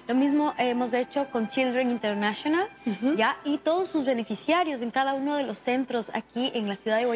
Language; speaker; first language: Spanish; native; Spanish